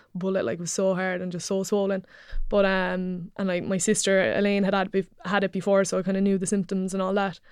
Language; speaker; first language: English; native; English